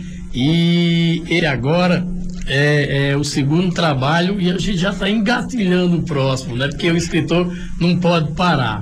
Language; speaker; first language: Portuguese; native; Portuguese